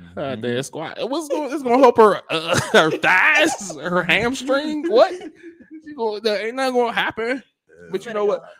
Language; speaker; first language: English; native; English